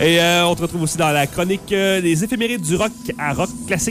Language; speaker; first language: French; native; French